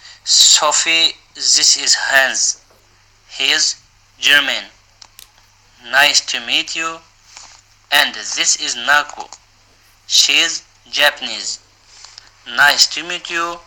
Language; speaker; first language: English; non-native, learner; Uyghur